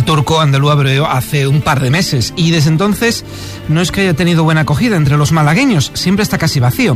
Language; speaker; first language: Spanish; native; Spanish